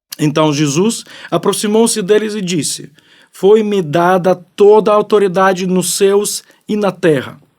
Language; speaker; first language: Portuguese; non-native, fluent; Ukrainian